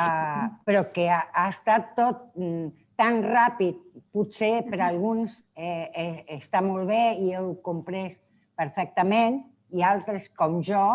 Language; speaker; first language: Catalan; non-native, learner; Spanish